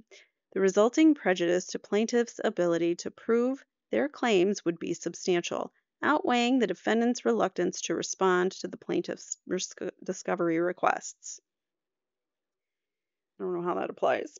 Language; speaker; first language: English; native; English